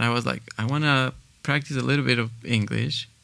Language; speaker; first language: English; non-native, fluent; Spanish